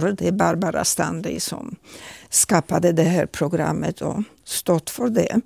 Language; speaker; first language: Swedish; non-native, fluent; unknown